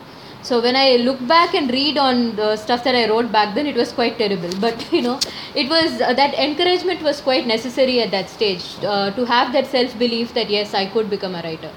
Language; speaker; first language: English; non-native, local second language; Malayalam